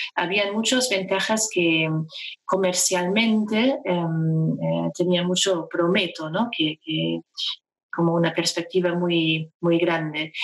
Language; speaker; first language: Spanish; non-native, fluent; German